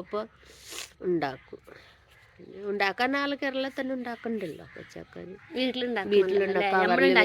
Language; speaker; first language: Malayalam; non-native, learner; Hindi